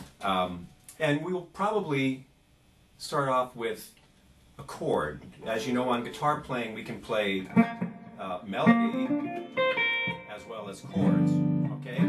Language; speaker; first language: English; native; English